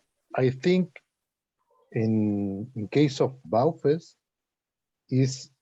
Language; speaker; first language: English; non-native, learner; Spanish